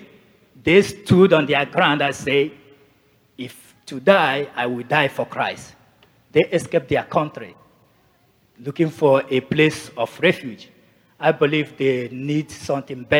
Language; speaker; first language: English; non-native, local second language; Igbo